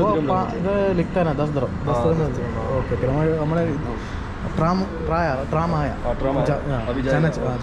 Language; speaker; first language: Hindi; non-native, local second language; Malayalam